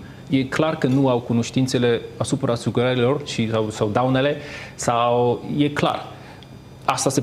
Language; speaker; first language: Romanian; non-native, fluent; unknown